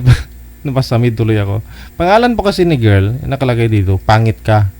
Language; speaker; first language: Filipino; native; Filipino